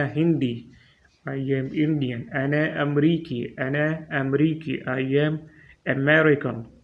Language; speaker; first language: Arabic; non-native, fluent; Urdu